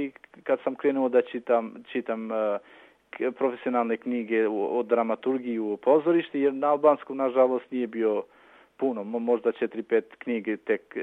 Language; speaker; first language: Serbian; non-native, local second language; Albanian